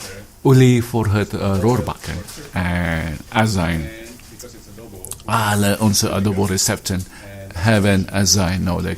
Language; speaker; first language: Dutch; non-native, fluent; Filipino